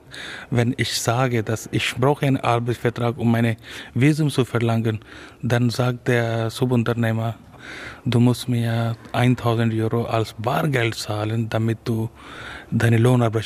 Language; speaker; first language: German; non-native, learner; Urdu